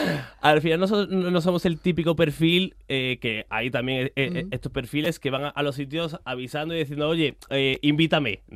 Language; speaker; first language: Spanish; native; Spanish